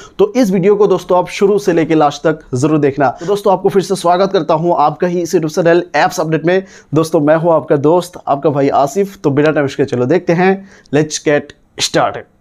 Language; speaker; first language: Hindi; native; Hindi